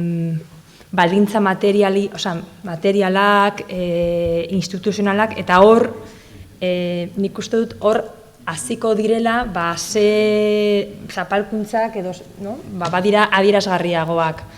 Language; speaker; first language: Basque; non-native, local second language; Spanish